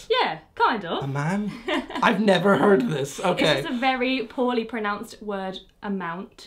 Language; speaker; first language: English; native; English